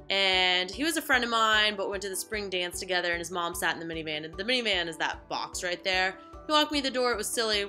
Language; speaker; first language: English; native; English